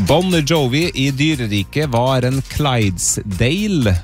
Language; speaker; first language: Norwegian; native; Norwegian